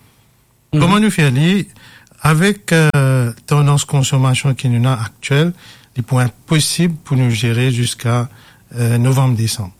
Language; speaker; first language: French; non-native, local second language; Morisyen